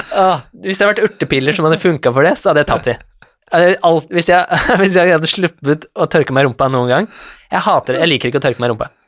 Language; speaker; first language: Norwegian; native; Norwegian